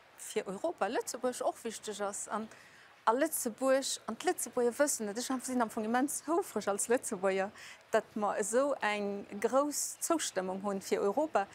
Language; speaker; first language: Luxembourgish; early bilingual, other home language; Portuguese